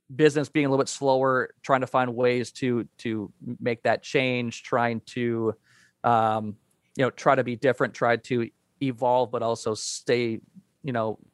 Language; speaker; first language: English; native; English